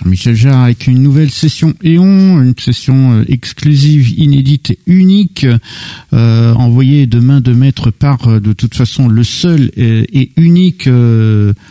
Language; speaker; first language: French; native; French